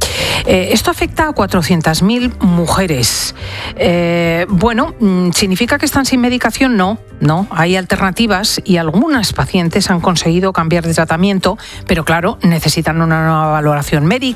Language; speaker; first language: Spanish; native; Spanish